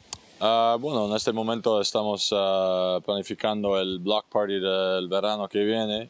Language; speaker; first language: Spanish; non-native, fluent; English